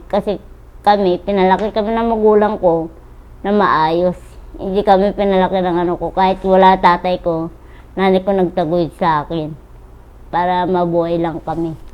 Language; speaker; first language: Filipino; native; Filipino